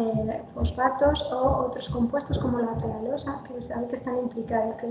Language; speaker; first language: Spanish; native; Spanish